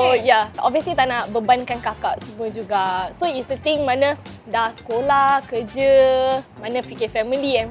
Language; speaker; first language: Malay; native; Malay